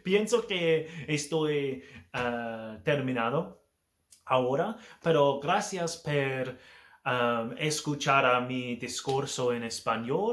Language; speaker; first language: Spanish; non-native, learner; English